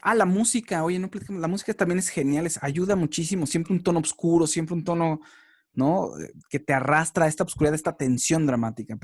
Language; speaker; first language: Spanish; native; Spanish